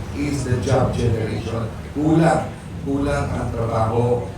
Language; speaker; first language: English; non-native, local second language; Filipino